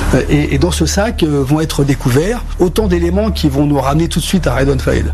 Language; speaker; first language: French; native; French